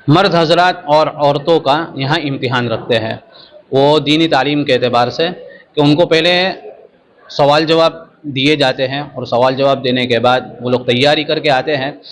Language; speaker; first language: Urdu; non-native, local second language; Gujarati